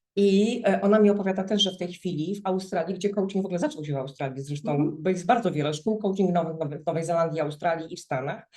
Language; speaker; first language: Polish; native; Polish